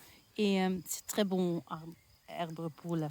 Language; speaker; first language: French; non-native, learner; Dutch